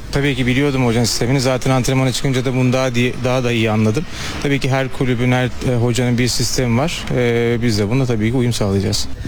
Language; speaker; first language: Turkish; early bilingual, heritage; Turkish